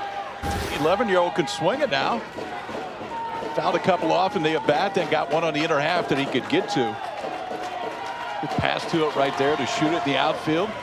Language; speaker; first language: English; native; English